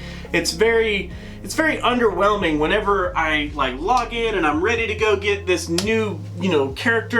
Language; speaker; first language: English; native; English